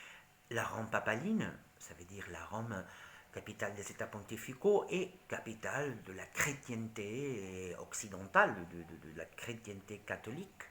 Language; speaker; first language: French; non-native, learner; Italian